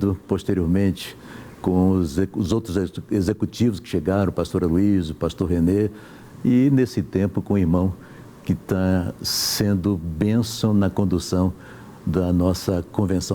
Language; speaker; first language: Portuguese; native; Portuguese